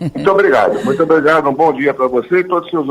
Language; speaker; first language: Portuguese; native; Portuguese